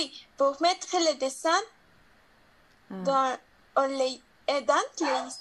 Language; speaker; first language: French; non-native, learner; Spanish